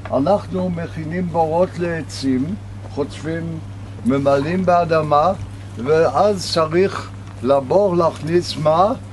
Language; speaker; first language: Hebrew; non-native, fluent; German